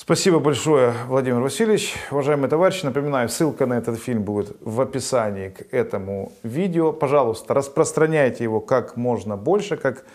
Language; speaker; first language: Russian; native; Russian